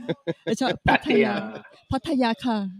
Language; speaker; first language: English; non-native, learner; Thai